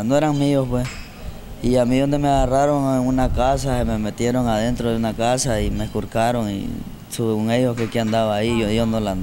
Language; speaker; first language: Spanish; native; Spanish